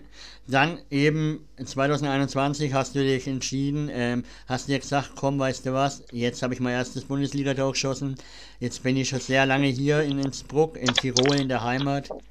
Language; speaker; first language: German; native; German